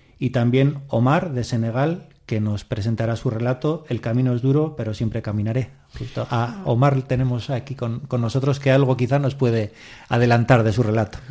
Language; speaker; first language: Spanish; native; Spanish